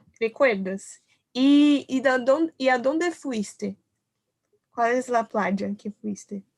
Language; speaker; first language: Spanish; non-native, learner; Portuguese